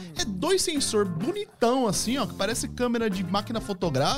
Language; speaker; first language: Portuguese; native; Portuguese